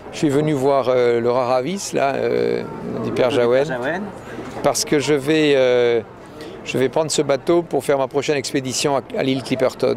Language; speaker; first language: French; native; French